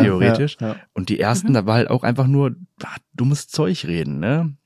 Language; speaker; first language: German; native; German